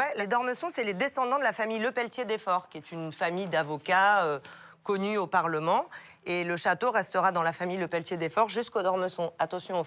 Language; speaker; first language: French; native; French